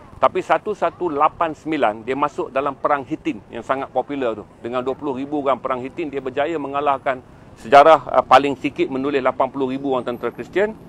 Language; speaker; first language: Malay; native; Malay